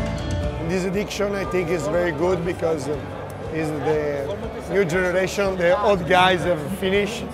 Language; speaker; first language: English; non-native, learner; Italian